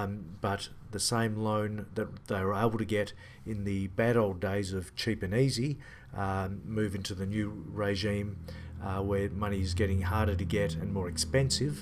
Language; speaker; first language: English; native; English